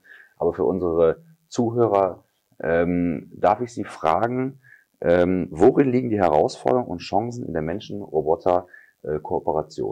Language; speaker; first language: German; native; German